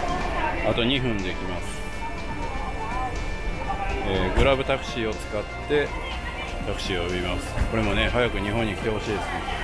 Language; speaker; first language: Japanese; native; Japanese